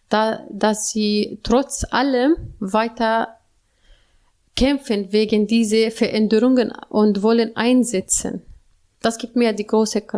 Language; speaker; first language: German; non-native, learner; Arabic